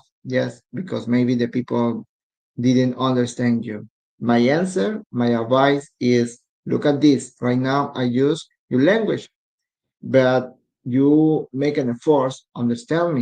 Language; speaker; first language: English; non-native, learner; Spanish